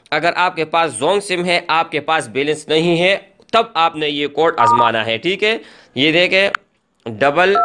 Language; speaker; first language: Urdu; non-native, local second language; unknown